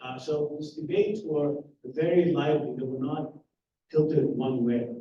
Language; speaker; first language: English; non-native, fluent; Greek